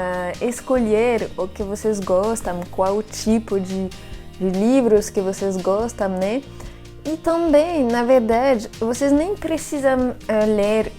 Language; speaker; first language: Portuguese; non-native, fluent; French